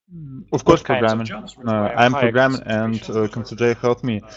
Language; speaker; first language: English; non-native, learner; Russian